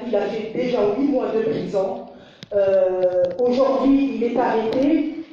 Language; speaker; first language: French; non-native, local second language; Kabyle